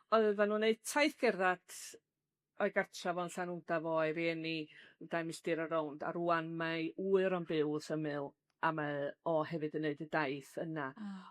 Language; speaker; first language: Welsh; native; Welsh